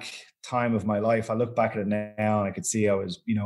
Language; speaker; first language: English; native; English